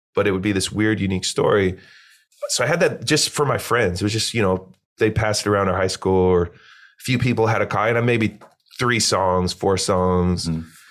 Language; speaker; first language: English; native; English